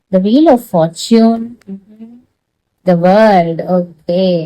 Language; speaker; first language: English; non-native, local second language; Telugu